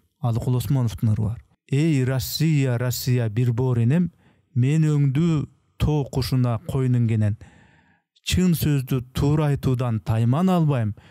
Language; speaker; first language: Kyrgyz; native; Kyrgyz